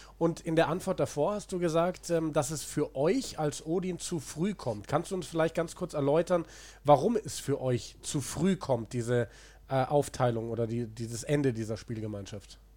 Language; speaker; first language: German; native; German